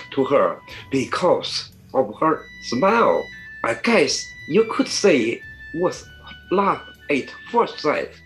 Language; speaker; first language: English; non-native, learner; Chinese